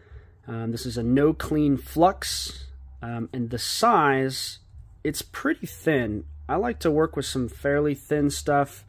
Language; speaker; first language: English; native; English